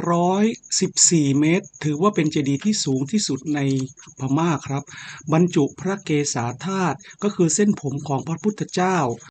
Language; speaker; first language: Thai; native; Thai